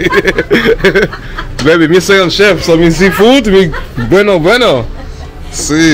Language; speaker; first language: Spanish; non-native, learner; English